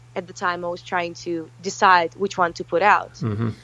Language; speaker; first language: English; early bilingual, other home language; Russian